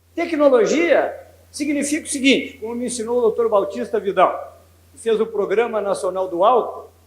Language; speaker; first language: Portuguese; native; Portuguese